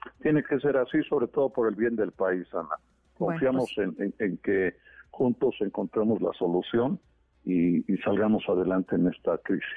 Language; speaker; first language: Spanish; native; Spanish